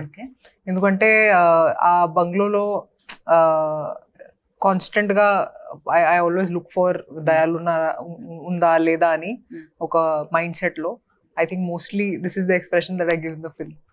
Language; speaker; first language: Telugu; non-native, fluent; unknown